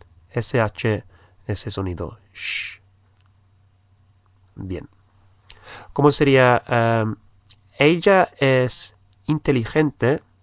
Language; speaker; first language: Spanish; native; Spanish